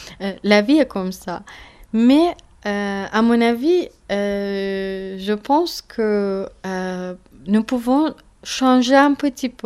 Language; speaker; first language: French; non-native, learner; Persian